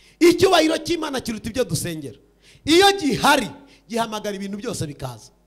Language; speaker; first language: Kinyarwanda; early bilingual, heritage; Kinyarwanda